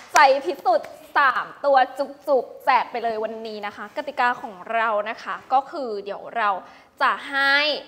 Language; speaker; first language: Thai; native; Thai